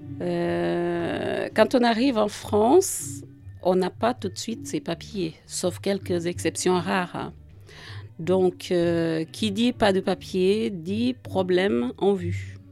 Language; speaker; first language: French; non-native, local second language; Jola-Fonyi